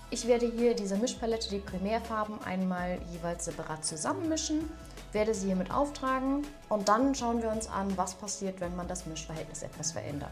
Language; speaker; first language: German; native; German